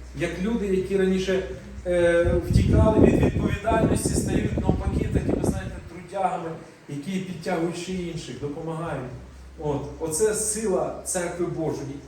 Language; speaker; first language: Ukrainian; non-native, local second language; Russian